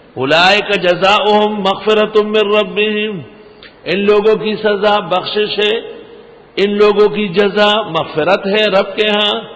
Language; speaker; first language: Urdu; non-native, local second language; Pashto